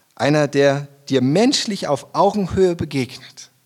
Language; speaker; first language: German; native; German